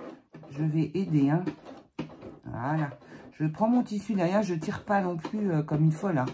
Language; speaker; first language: French; native; French